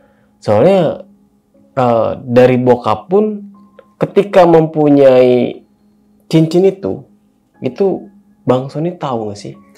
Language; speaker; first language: Indonesian; native; Indonesian